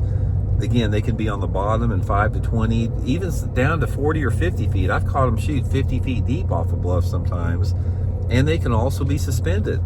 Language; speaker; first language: English; native; English